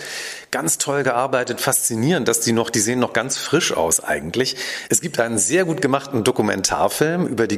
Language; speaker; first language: German; native; German